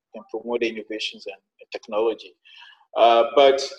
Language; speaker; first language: English; non-native, fluent; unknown